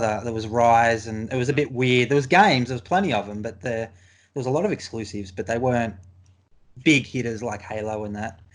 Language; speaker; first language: English; native; English